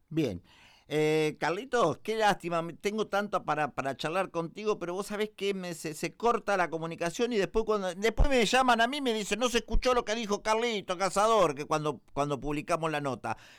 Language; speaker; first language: Spanish; native; Spanish